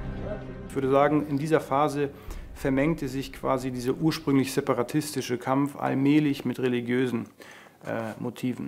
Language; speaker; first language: German; native; German